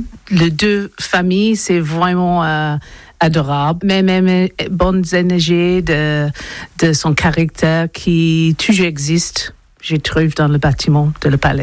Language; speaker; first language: French; non-native, learner; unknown